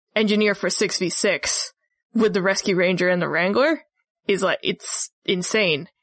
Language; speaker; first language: English; native; English